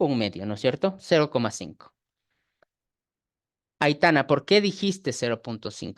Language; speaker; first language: Spanish; native; Spanish